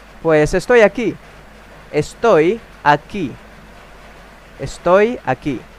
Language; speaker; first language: Spanish; non-native, fluent; Indonesian